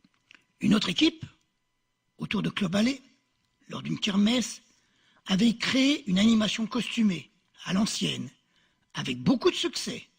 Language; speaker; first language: French; native; French